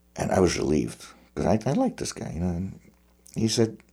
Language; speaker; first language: English; native; English